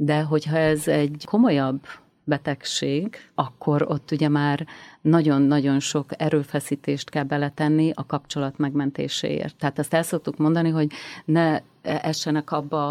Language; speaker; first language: Hungarian; native; Hungarian